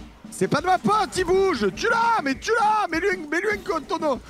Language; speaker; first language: French; native; French